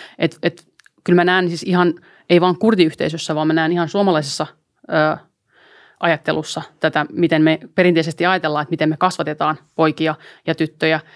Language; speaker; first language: Finnish; early bilingual, other home language; Albanian